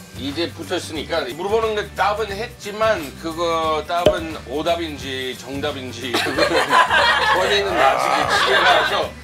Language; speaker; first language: Korean; non-native, fluent; English